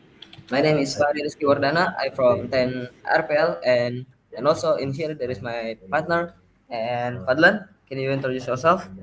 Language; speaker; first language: English; non-native, learner; Indonesian